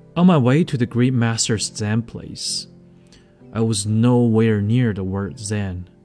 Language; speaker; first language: English; non-native, fluent; Chinese